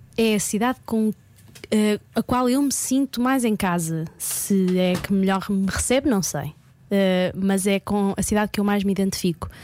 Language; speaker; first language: Portuguese; native; Portuguese